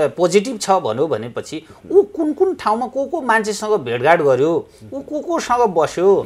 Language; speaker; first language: Nepali; native; Nepali